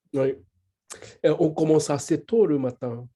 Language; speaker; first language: French; non-native, learner; Japanese